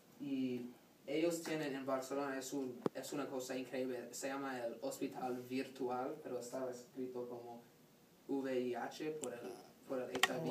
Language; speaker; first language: Spanish; non-native, learner; English